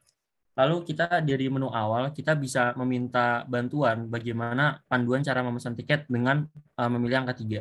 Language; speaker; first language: Indonesian; native; Indonesian